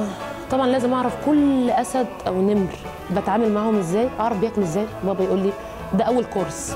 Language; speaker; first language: Arabic; native; Arabic